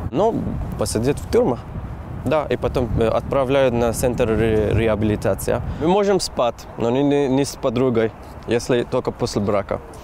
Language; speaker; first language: Russian; non-native, fluent; Persian